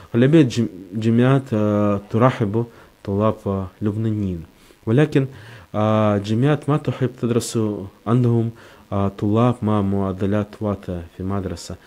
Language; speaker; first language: Arabic; non-native, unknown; Russian